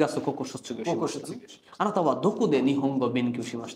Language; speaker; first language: Japanese; non-native, fluent; Bangla